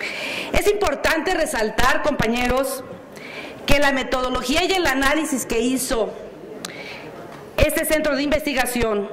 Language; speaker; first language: Spanish; native; Spanish